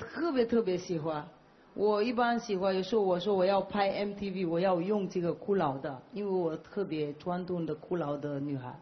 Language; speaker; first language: Chinese; non-native, learner; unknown